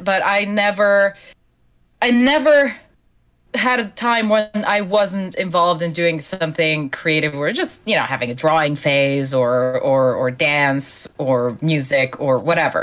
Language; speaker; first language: English; non-native, fluent; Slovenian